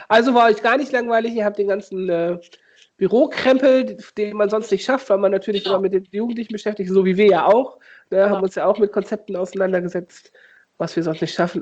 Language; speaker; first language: German; native; German